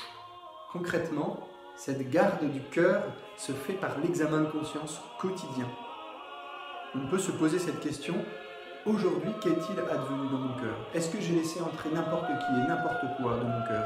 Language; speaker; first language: French; native; French